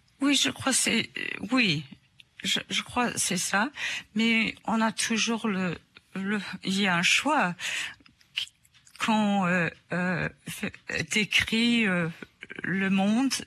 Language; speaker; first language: French; non-native, fluent; English